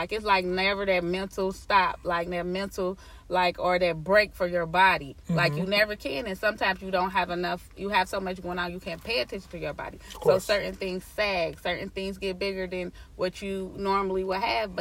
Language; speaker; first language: English; native; English